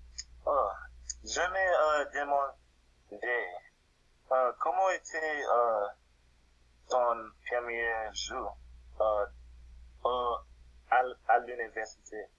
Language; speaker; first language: French; non-native, learner; English